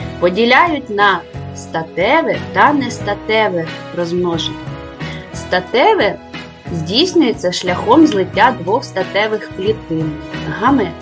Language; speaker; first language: Ukrainian; native; Ukrainian